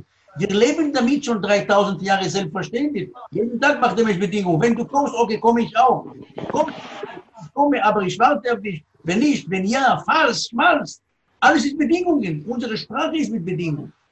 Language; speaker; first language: German; non-native, learner; Hebrew